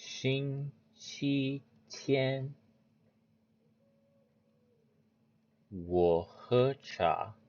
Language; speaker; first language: Chinese; non-native, learner; English